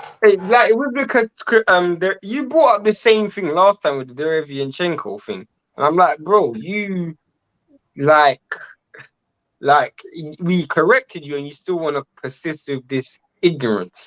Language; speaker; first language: English; native; English